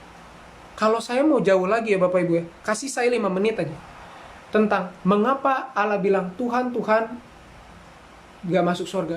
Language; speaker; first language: Indonesian; native; Indonesian